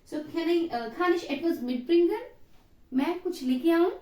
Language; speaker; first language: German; non-native, learner; Hindi